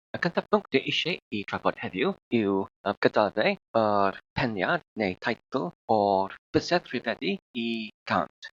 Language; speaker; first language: Welsh; non-native, learner; Filipino